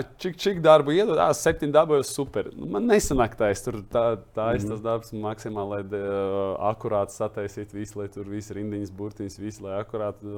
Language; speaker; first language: Latvian; non-native, local second language; Russian